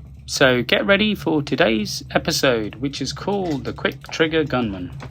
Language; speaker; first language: English; native; English